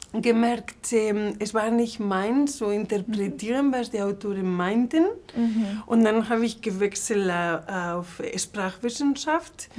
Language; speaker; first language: German; non-native, fluent; Spanish